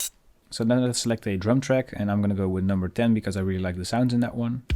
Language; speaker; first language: English; non-native, fluent; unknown